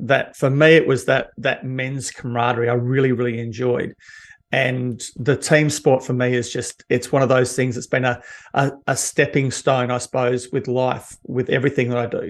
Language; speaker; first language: English; native; English